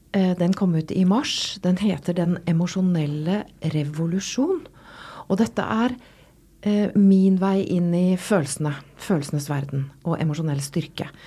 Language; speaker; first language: Norwegian; native; Norwegian